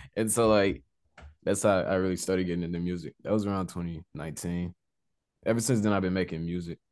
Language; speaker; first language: English; native; English